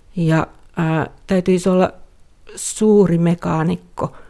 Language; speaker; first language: Finnish; native; Finnish